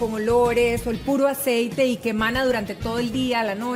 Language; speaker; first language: Spanish; native; Spanish